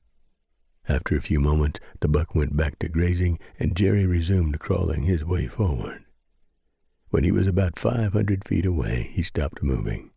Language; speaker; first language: English; native; English